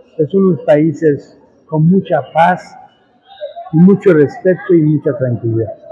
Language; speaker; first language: Spanish; non-native, fluent; Persian